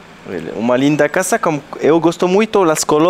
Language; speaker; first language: Portuguese; non-native, learner; French